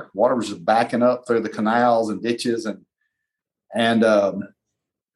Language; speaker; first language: English; native; English